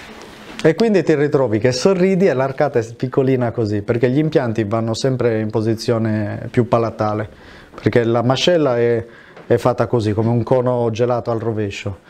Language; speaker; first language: Italian; native; Italian